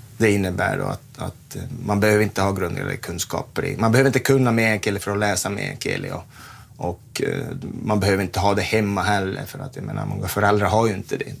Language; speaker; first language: Swedish; native; Swedish